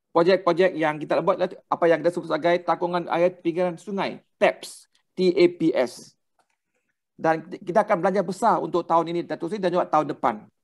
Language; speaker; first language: Malay; non-native, local second language; Thai